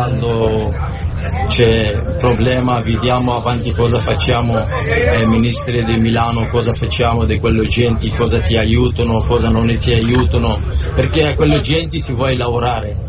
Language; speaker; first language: Italian; non-native, learner; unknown